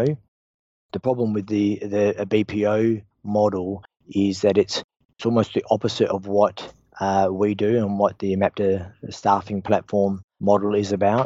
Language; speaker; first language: English; native; English